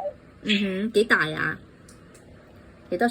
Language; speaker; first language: Cantonese; native; Cantonese